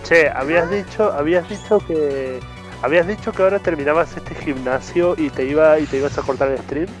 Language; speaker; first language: Spanish; native; Spanish